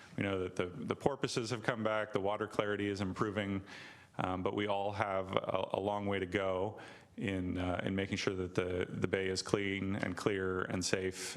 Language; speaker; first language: English; native; English